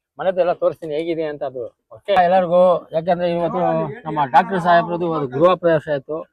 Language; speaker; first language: Kannada; non-native, local second language; Urdu